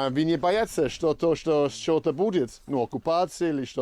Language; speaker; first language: Russian; non-native, learner; English